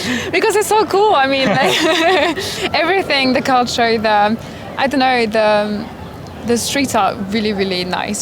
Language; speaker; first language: English; non-native, fluent; French